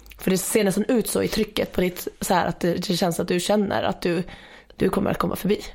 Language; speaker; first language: Swedish; native; Swedish